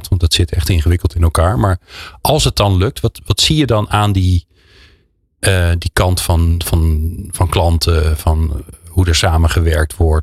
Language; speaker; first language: Dutch; native; Dutch